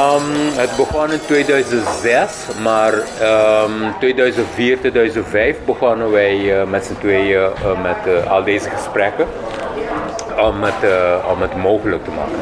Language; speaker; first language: Dutch; non-native, local second language; Papiamento